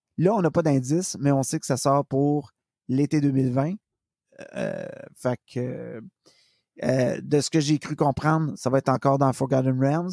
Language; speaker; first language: French; native; French